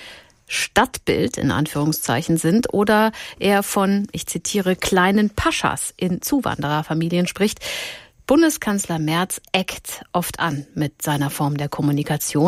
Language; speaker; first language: German; native; German